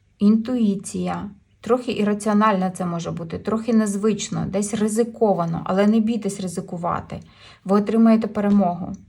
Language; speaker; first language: Ukrainian; non-native, local second language; Russian